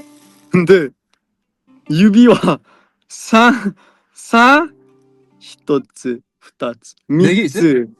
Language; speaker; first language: Japanese; non-native, learner; Korean